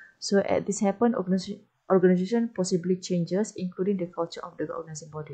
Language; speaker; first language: English; non-native, local second language; Malay